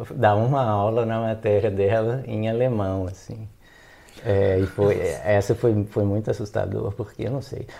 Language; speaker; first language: Portuguese; native; Portuguese